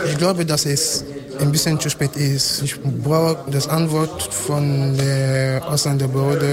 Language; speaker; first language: German; non-native, learner; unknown